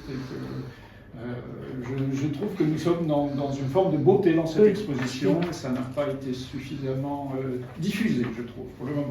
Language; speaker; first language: French; native; French